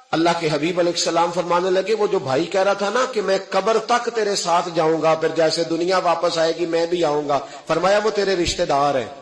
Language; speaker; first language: Urdu; non-native, local second language; Punjabi